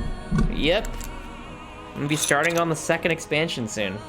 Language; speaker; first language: English; native; English